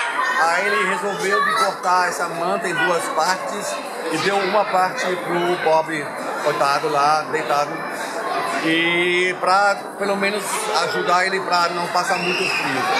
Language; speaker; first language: Portuguese; non-native, fluent; German